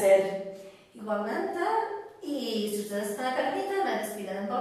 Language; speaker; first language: Spanish; non-native, fluent; Polish